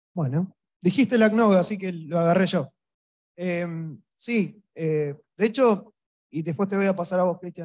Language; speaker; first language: Spanish; native; Spanish